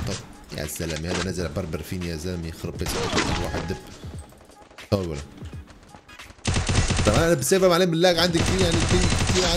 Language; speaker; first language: Arabic; native; Arabic